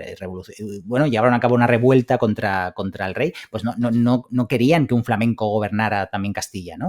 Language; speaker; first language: Spanish; native; Spanish